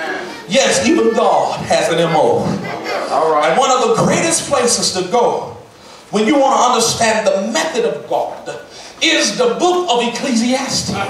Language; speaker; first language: English; native; English